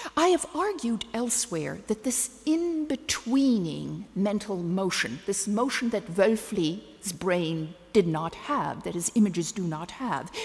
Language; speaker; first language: English; native; English